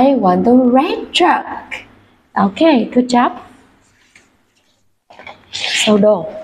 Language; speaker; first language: English; non-native, fluent; Vietnamese